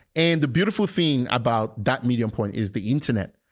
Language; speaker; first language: English; non-native, local second language; Yoruba